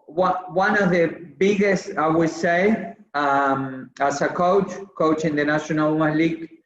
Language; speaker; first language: English; non-native, fluent; Spanish